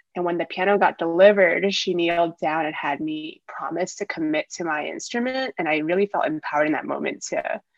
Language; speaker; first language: English; early bilingual, other home language; Wu Chinese